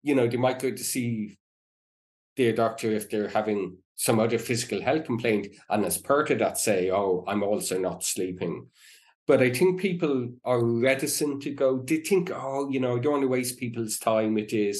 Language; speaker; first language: English; native; English